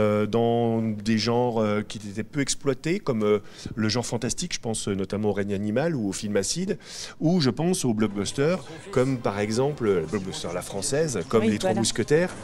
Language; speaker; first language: French; native; French